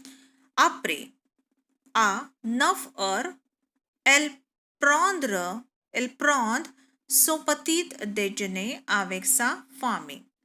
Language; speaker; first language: French; non-native, learner; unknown